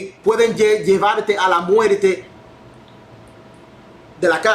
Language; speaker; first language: Spanish; non-native, fluent; English